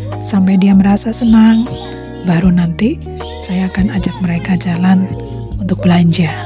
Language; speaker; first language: Indonesian; native; Indonesian